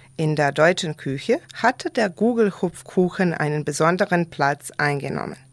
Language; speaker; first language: German; non-native, fluent; Serbian